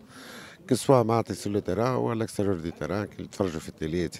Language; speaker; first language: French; non-native, local second language; Arabic